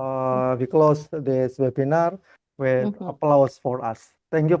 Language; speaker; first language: English; non-native, learner; Indonesian